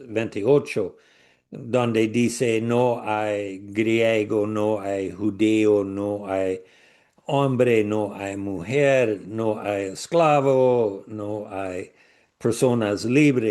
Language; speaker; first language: Spanish; non-native, learner; English